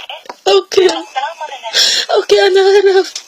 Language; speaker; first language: Arabic; non-native, learner; Filipino